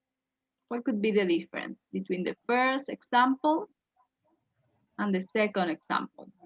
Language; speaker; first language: English; non-native, fluent; Spanish